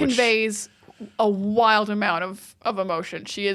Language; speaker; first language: English; native; English